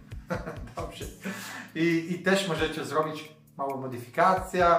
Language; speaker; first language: Polish; non-native, learner; Italian